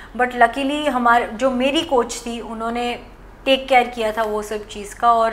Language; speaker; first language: Hindi; non-native, local second language; Gujarati